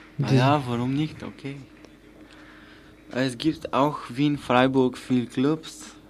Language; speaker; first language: German; non-native, learner; Bulgarian